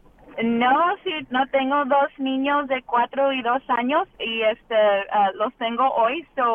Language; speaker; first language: Spanish; early bilingual, heritage; Spanish